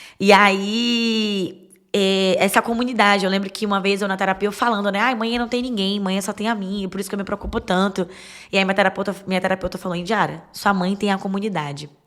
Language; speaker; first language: Portuguese; native; Portuguese